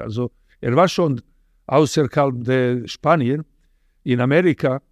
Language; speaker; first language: German; non-native, fluent; Serbian